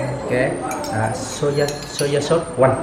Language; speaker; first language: English; non-native, local second language; Vietnamese